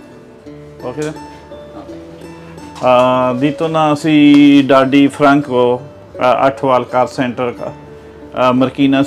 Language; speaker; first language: Filipino; non-native, learner; Punjabi